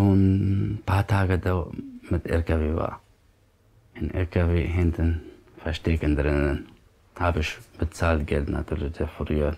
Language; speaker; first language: German; non-native, learner; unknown